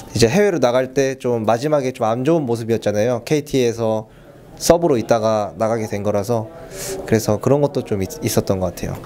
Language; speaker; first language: Korean; native; Korean